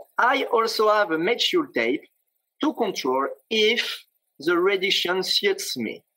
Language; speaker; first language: English; non-native, fluent; French